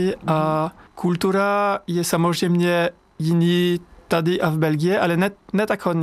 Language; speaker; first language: Czech; non-native, learner; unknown